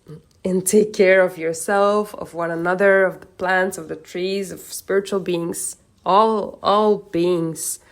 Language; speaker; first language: English; non-native, fluent; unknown